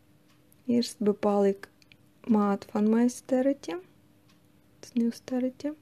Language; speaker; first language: Dutch; non-native, learner; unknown